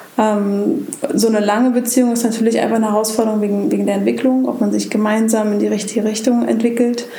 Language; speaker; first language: German; native; German